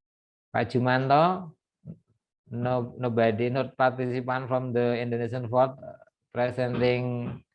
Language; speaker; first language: English; non-native, fluent; Indonesian